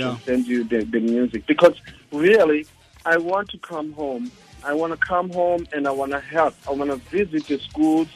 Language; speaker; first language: English; non-native, local second language; Zulu